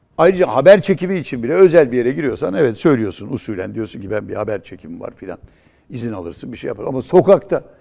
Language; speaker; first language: Turkish; native; Turkish